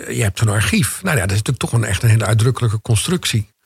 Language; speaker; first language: Dutch; early bilingual, other home language; Indonesian